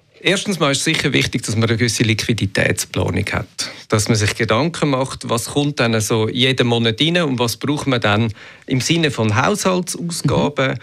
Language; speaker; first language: German; native; German